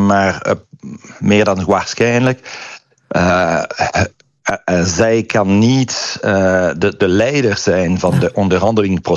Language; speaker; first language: Dutch; non-native, local second language; French